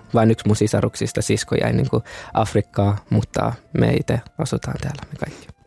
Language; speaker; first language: Finnish; early bilingual, other home language; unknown